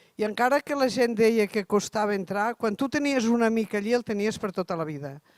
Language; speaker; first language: Catalan; native; Catalan